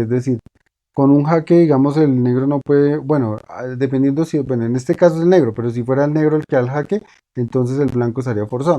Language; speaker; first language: Spanish; native; Spanish